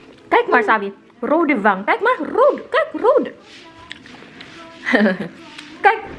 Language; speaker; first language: Dutch; non-native, learner; Filipino